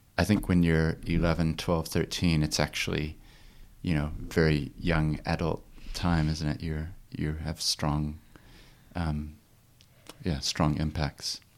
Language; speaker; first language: English; native; English